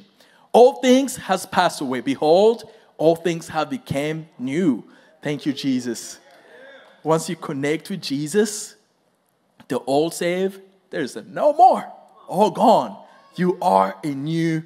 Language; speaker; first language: English; non-native, local second language; Kinyarwanda